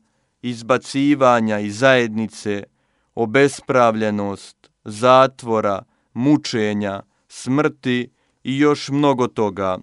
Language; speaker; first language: Croatian; native; Croatian